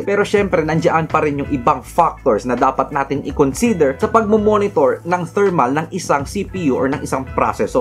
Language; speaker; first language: Filipino; native; Filipino